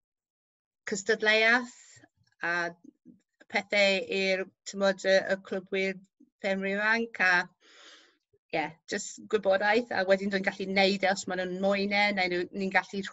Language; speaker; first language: Welsh; non-native, local second language; English